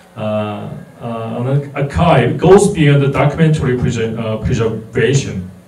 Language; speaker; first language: English; non-native, fluent; Korean